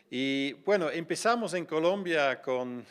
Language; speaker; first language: Spanish; non-native, fluent; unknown